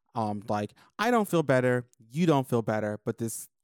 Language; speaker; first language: English; native; English